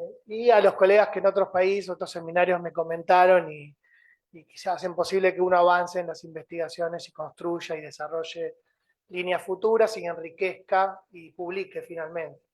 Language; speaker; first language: Spanish; native; Spanish